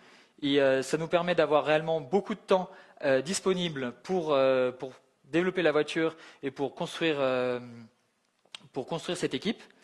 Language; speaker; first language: French; native; French